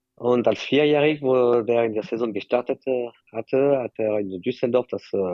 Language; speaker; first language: German; non-native, fluent; French